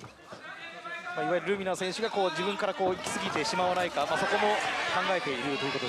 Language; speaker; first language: Japanese; native; Japanese